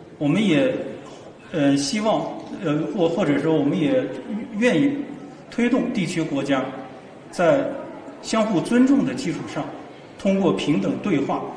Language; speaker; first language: Chinese; native; Chinese